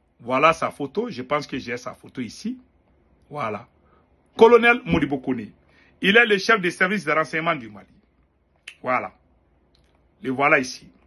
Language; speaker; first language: French; non-native, local second language; Bambara